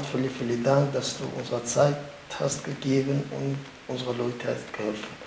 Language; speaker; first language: German; non-native, learner; Kurdish